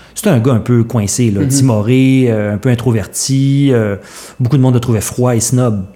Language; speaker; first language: French; native; French